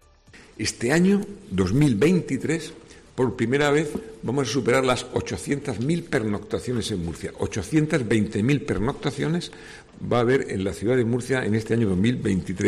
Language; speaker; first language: Spanish; native; Spanish